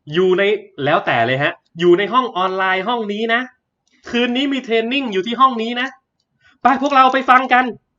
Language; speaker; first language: Thai; native; Thai